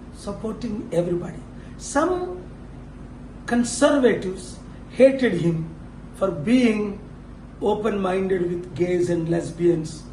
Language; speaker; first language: English; non-native, local second language; Telugu